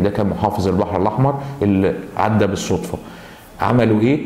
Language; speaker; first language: Arabic; native; Arabic